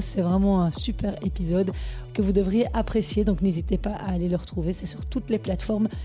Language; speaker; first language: French; native; French